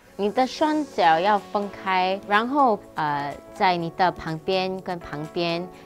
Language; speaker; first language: Chinese; non-native, local second language; English